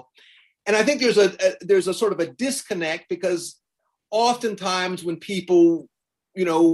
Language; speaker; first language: English; native; English